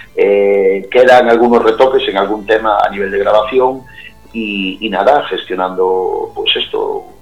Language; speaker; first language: Spanish; native; Spanish